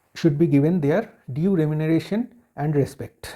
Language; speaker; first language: English; non-native, local second language; Bangla